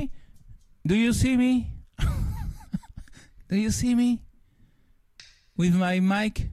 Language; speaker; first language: English; non-native, learner; French